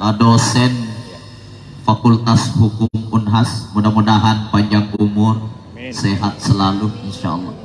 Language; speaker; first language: Indonesian; non-native, local second language; Buginese